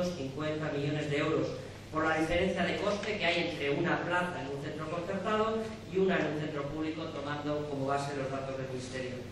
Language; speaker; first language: Spanish; native; Spanish